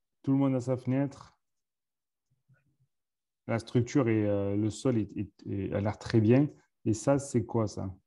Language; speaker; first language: French; native; French